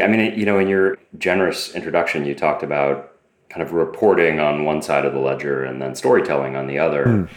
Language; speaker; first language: English; native; English